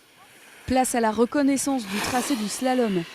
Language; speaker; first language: French; native; French